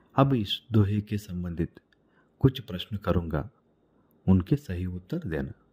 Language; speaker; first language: Hindi; non-native, local second language; Telugu